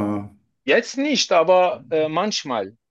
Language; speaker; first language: German; non-native, learner; Turkish